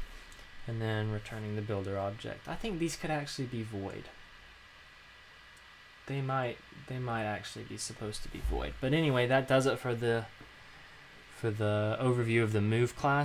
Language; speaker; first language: English; native; English